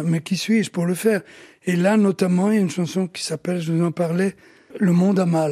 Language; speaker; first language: French; early bilingual, other home language; Italian